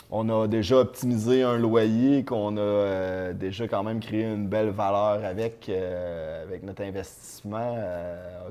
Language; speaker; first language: French; native; French